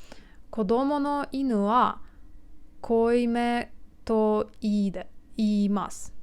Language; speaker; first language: Japanese; non-native, learner; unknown